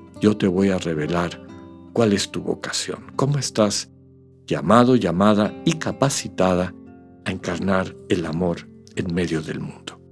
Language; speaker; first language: Spanish; native; Spanish